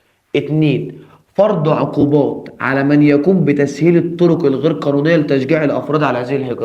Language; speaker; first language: Arabic; native; Arabic